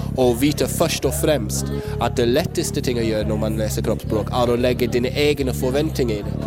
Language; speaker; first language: Norwegian; non-native, fluent; English